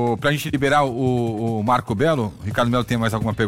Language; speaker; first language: Portuguese; native; Portuguese